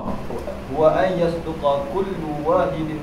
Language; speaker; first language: Arabic; non-native, learner; Malay